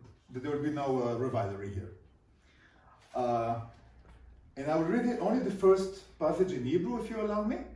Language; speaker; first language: English; non-native, fluent; Hebrew